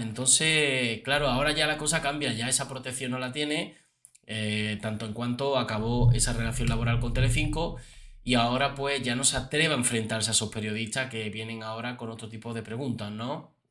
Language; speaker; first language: Spanish; native; Spanish